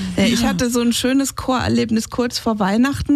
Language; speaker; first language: German; native; German